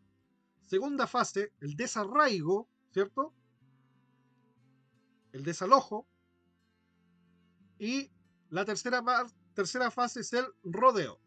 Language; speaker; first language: Spanish; native; Spanish